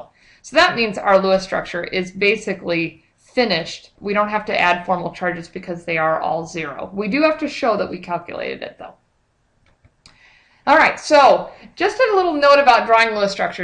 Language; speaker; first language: English; native; English